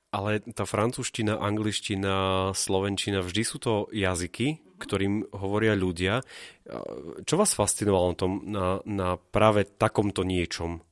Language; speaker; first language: Slovak; native; Slovak